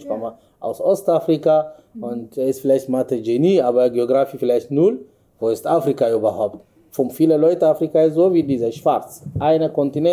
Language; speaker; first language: German; non-native, learner; Amharic